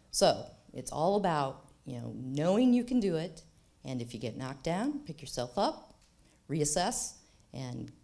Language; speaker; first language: English; native; English